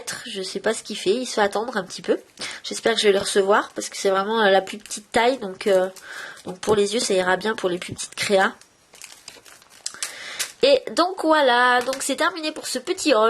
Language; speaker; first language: French; native; French